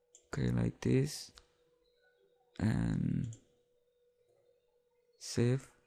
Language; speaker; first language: English; non-native, learner; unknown